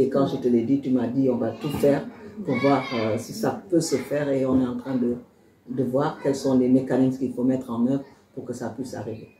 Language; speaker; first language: French; non-native, local second language; Wolof